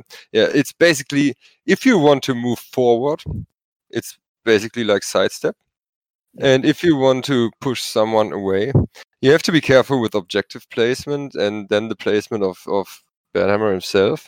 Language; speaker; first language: English; non-native, fluent; German